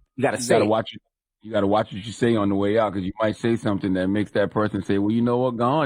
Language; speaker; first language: English; native; English